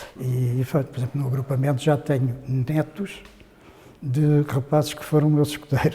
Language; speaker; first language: Portuguese; native; Portuguese